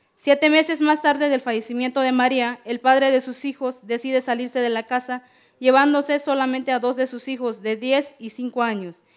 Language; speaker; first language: Spanish; non-native, local second language; Tzeltal